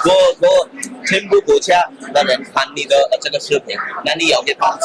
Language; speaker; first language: Chinese; non-native, learner; Hindi